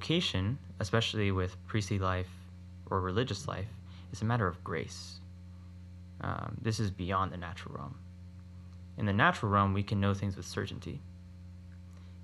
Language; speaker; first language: English; native; English